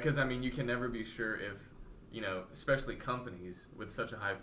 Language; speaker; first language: English; native; English